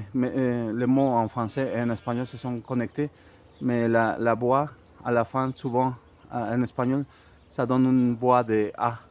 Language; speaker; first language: French; non-native, fluent; Spanish